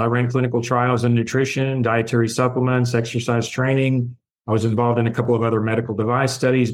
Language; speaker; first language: English; native; English